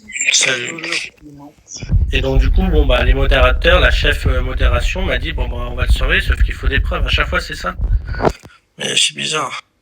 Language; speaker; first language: French; native; French